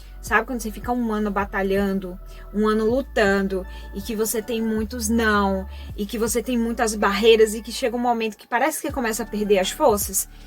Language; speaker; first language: Portuguese; native; Portuguese